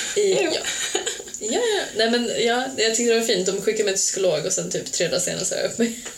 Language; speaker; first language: Swedish; early bilingual, other home language; Hungarian